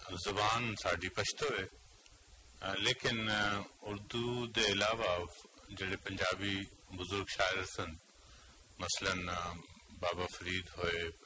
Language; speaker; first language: Punjabi; non-native, local second language; Northern Hindko